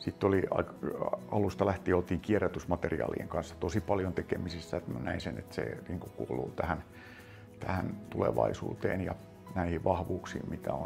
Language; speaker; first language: Finnish; native; Finnish